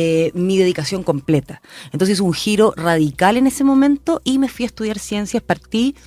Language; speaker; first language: Spanish; native; Spanish